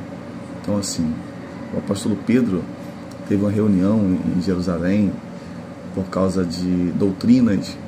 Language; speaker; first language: Portuguese; native; Portuguese